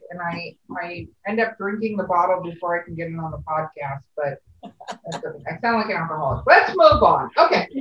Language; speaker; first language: English; native; English